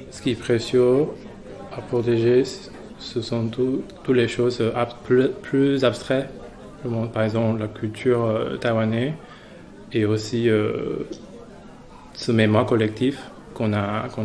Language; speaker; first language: French; non-native, fluent; Chinese